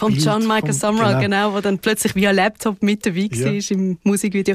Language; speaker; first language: German; native; German